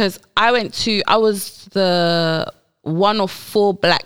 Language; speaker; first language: English; native; English